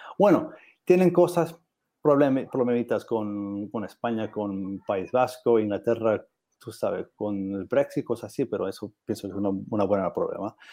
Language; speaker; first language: Spanish; non-native, learner; English